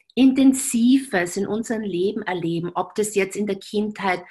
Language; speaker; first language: German; native; German